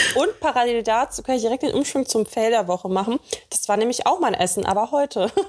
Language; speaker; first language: German; early bilingual, other home language; Russian